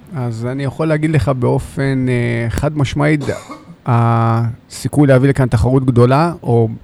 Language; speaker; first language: Hebrew; native; Hebrew